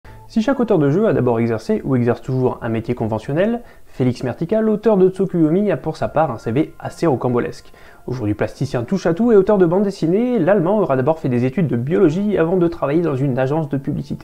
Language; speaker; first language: French; native; French